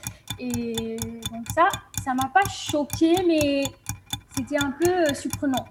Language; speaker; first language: French; non-native, fluent; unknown